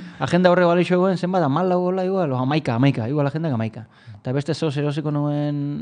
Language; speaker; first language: Basque; native; Basque